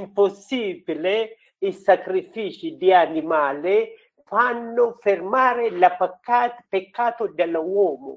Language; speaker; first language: Italian; non-native, learner; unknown